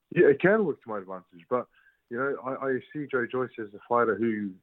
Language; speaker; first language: English; native; English